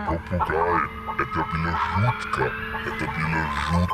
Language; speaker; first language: Russian; non-native, learner; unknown